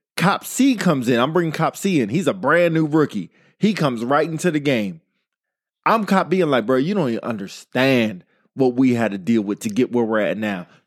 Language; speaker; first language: English; native; English